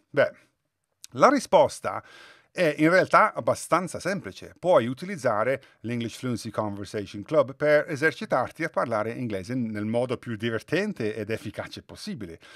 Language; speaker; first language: Italian; non-native, fluent; English